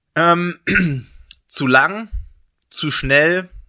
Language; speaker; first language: German; native; German